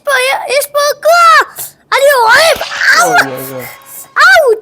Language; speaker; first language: Hebrew; early bilingual, heritage; Hebrew